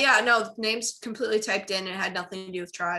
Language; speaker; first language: English; native; English